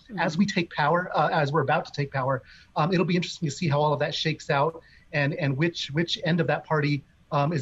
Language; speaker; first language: English; native; English